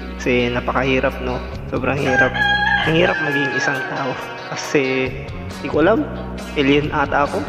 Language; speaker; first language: Filipino; non-native, local second language; Iloko